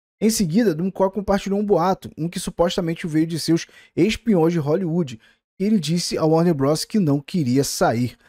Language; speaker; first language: Portuguese; native; Portuguese